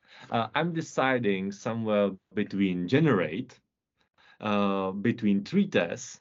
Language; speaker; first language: English; non-native, fluent; Czech